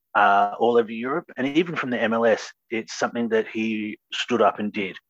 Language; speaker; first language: English; native; English